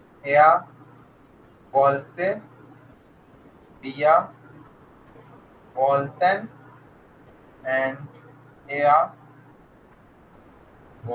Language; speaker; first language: German; non-native, learner; Urdu